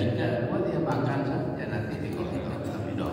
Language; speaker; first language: Indonesian; native; Indonesian